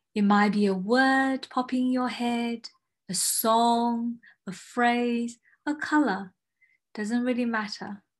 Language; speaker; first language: English; non-native, fluent; Chinese